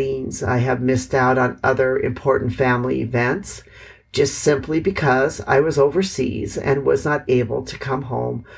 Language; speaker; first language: English; native; English